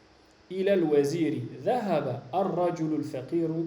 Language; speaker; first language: Arabic; non-native, fluent; French